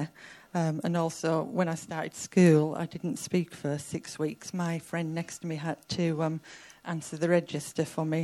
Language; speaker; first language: English; native; English